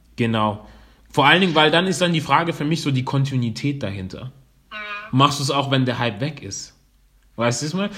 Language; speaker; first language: German; non-native, fluent; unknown